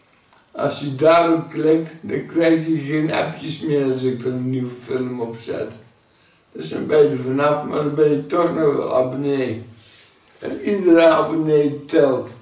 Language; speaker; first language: Dutch; native; Dutch